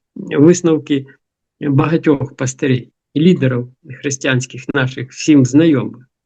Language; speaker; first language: Ukrainian; non-native, local second language; Russian